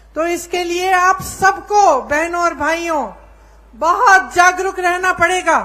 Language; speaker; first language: Hindi; native; Hindi